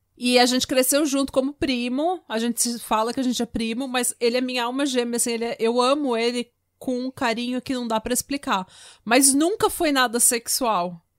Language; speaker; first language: Portuguese; native; Portuguese